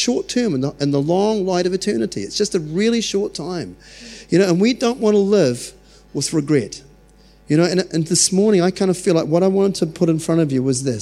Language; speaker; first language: English; native; English